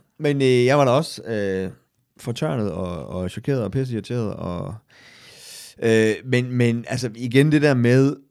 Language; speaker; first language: Danish; native; Danish